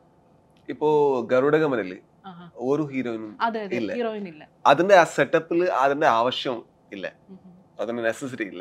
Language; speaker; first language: Malayalam; non-native, learner; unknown